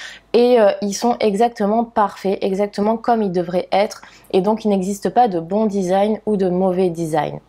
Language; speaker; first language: French; native; French